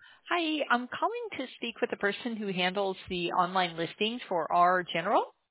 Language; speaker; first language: English; native; English